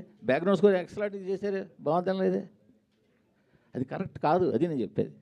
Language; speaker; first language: Telugu; native; Telugu